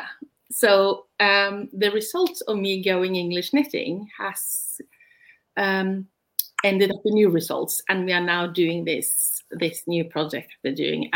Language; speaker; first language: English; non-native, fluent; Norwegian